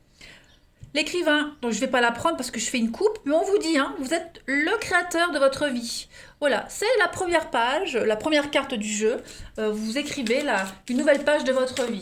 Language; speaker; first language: French; native; French